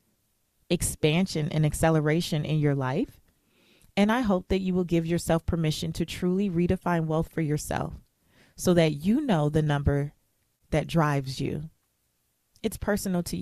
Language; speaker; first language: English; native; English